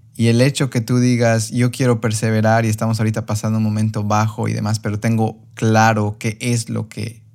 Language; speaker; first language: Spanish; native; Spanish